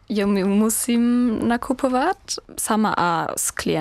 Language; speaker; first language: Czech; non-native, learner; German